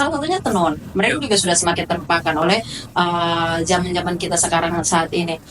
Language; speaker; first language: Indonesian; native; Indonesian